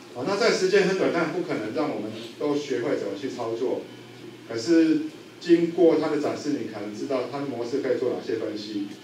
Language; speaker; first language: Chinese; native; Chinese